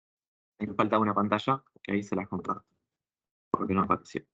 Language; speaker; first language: Spanish; native; Spanish